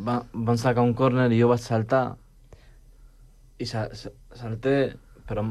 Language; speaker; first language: Catalan; non-native, local second language; Spanish